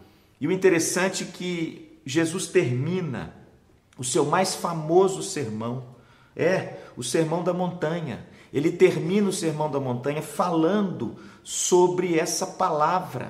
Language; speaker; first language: Portuguese; native; Portuguese